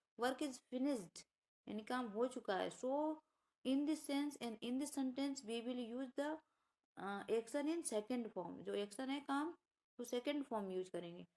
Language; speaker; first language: Hindi; native; Hindi